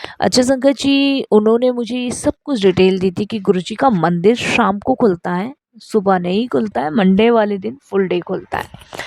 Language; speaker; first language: Hindi; native; Hindi